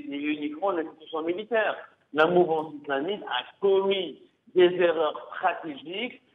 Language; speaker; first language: French; non-native, local second language; Arabic